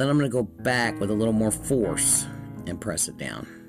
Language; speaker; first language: English; native; English